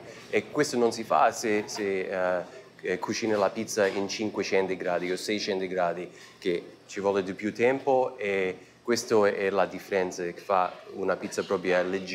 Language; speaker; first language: Italian; early bilingual, heritage; Italian